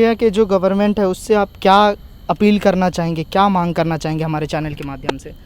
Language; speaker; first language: Hindi; native; Hindi